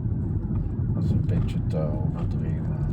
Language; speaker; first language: Dutch; native; Dutch